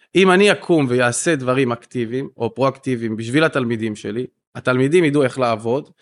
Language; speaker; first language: Hebrew; native; Hebrew